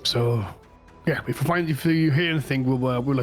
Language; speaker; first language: English; native; English